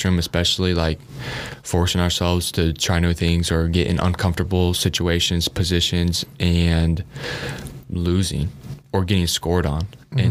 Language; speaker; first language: English; native; English